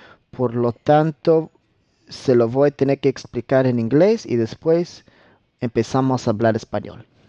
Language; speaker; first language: Spanish; non-native, fluent; English